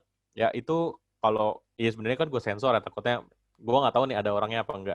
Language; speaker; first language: Indonesian; native; Indonesian